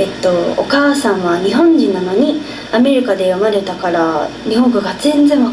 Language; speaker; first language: Japanese; non-native, learner; English